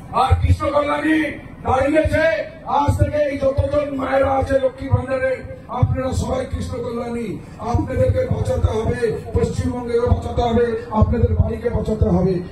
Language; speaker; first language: Bangla; non-native, local second language; Hindi